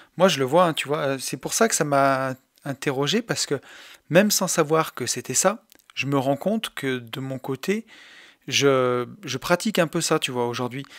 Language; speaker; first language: French; native; French